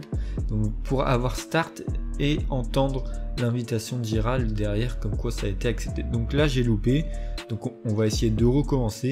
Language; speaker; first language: French; native; French